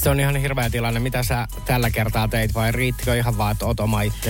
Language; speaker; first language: Finnish; native; Finnish